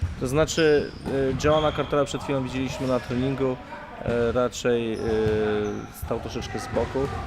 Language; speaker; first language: Polish; native; Polish